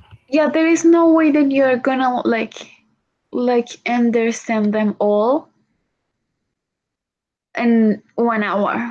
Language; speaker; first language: English; non-native, fluent; Spanish